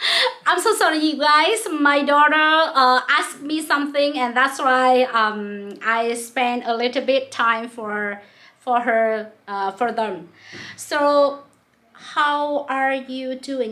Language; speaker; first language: English; non-native, local second language; Vietnamese